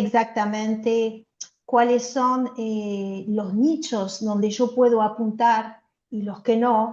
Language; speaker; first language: Spanish; non-native, fluent; French